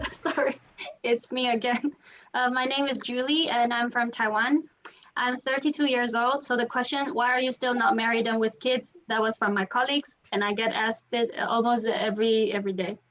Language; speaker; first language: English; non-native, fluent; Chinese